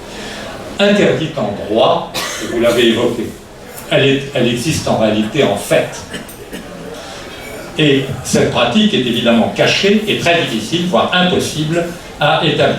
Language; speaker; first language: French; native; French